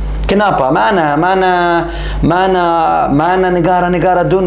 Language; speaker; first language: Indonesian; non-native, learner; Arabic